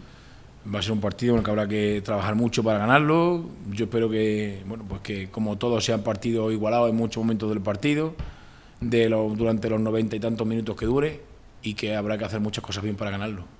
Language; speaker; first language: Spanish; native; Spanish